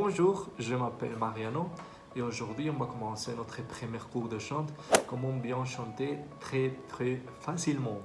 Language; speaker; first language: French; non-native, fluent; Spanish